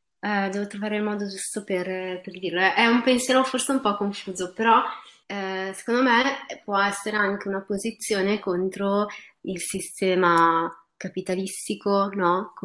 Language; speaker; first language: Italian; early bilingual, other home language; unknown